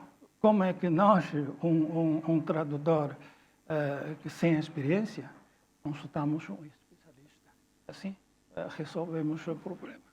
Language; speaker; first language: Portuguese; non-native, fluent; Chinese